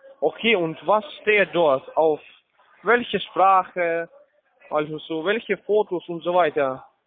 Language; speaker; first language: German; non-native, learner; Russian